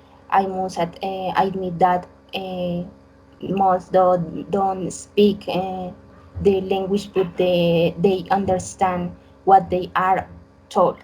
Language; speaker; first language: English; non-native, learner; Spanish